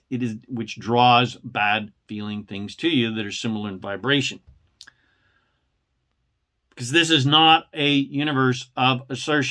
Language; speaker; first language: English; native; English